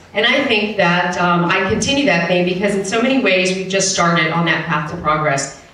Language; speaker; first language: English; native; English